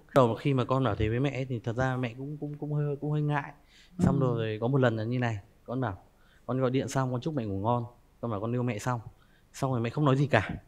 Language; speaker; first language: Vietnamese; native; Vietnamese